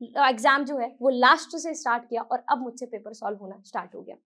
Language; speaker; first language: Hindi; native; Hindi